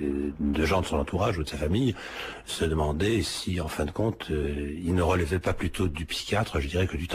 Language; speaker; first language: French; native; French